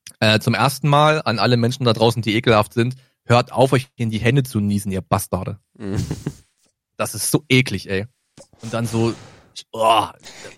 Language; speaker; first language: German; native; German